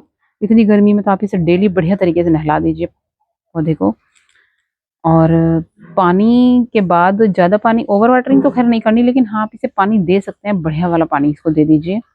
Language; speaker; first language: Hindi; native; Hindi